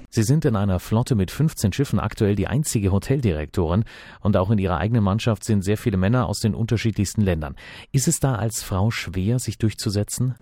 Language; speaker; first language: German; native; German